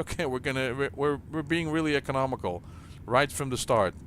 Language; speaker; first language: English; native; English